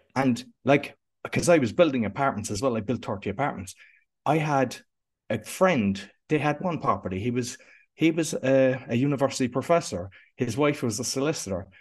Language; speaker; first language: English; native; English